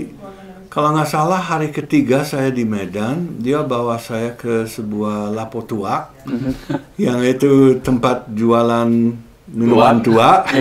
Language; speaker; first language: Indonesian; non-native, fluent; English